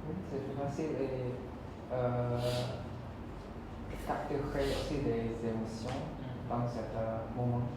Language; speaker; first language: French; non-native, learner; Khmer